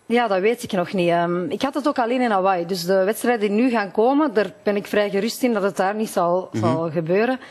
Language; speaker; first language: Dutch; native; Dutch